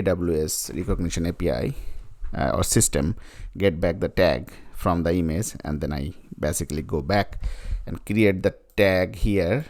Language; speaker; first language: English; non-native, fluent; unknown